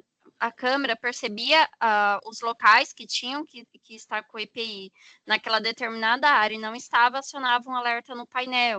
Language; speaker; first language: Portuguese; native; Portuguese